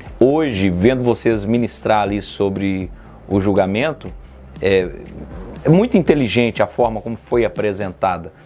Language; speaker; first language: Portuguese; native; Portuguese